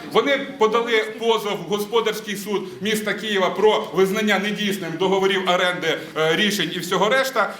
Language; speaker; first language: Ukrainian; native; Ukrainian